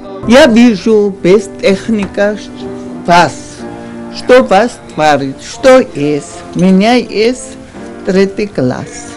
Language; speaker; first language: Russian; non-native, learner; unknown